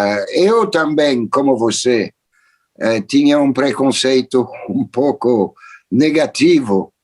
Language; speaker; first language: Portuguese; non-native, fluent; French